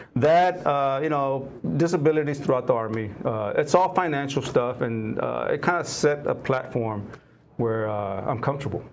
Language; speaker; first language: English; native; English